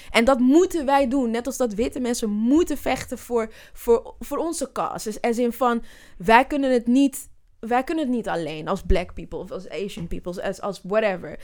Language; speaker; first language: Dutch; native; Dutch